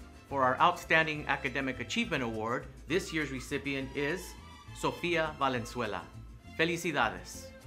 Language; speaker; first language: English; early bilingual, other home language; Spanish